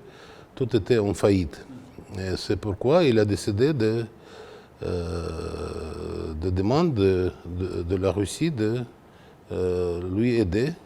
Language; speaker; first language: French; non-native, fluent; Russian